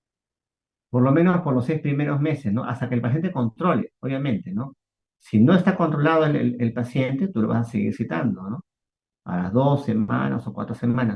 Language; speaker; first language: Spanish; native; Spanish